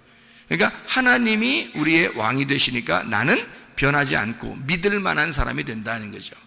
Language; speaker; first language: Korean; native; Korean